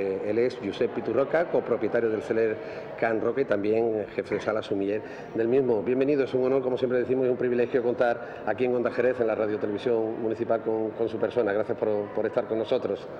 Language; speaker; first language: Spanish; native; Spanish